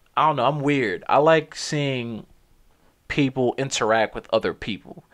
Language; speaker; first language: English; native; English